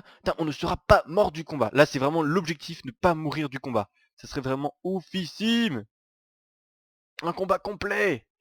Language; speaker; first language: French; native; French